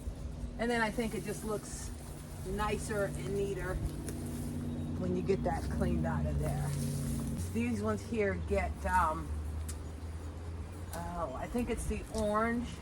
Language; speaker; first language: English; native; English